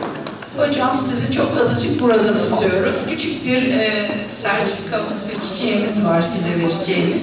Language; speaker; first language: Turkish; native; Turkish